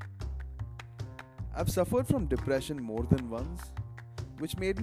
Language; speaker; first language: English; non-native, local second language; Malayalam